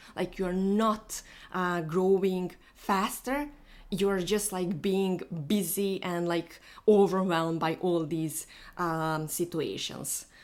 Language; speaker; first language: English; non-native, fluent; Bosnian